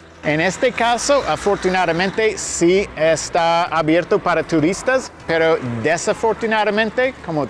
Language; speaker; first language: Spanish; non-native, fluent; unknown